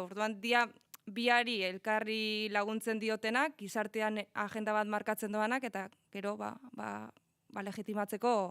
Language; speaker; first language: Basque; native; Basque